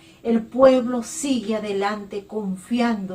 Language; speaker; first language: Spanish; native; Spanish